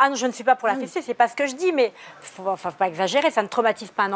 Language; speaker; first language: French; native; French